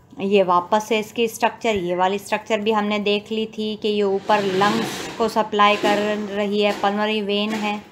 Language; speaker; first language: Hindi; native; Hindi